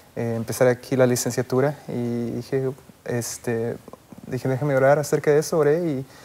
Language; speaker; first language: Spanish; native; Spanish